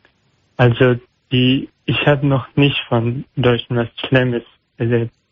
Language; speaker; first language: German; non-native, learner; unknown